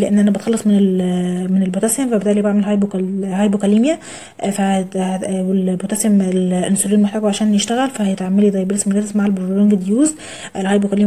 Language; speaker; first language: Arabic; native; Arabic